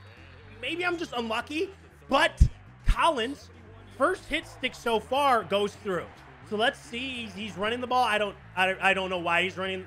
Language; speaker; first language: English; native; English